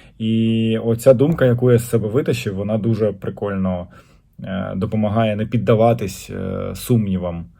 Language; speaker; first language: Ukrainian; non-native, local second language; Russian